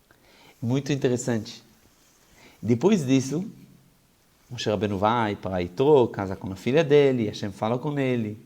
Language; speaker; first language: Portuguese; non-native, fluent; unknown